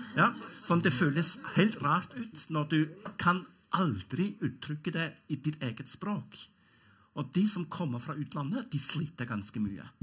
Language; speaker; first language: Norwegian; non-native, fluent; German